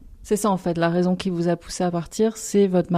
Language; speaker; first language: French; native; French